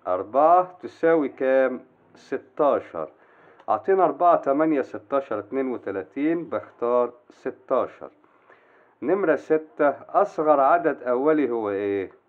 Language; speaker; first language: Arabic; native; Arabic